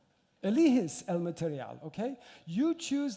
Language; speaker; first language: Spanish; non-native, learner; English